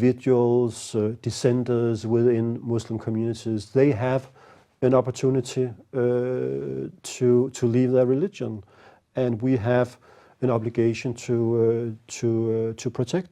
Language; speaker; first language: English; non-native, fluent; Danish